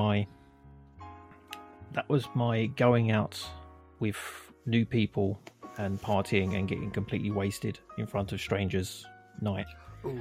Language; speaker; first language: English; native; English